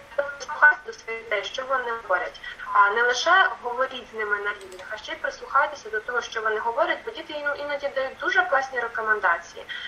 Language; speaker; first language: Ukrainian; non-native, local second language; Russian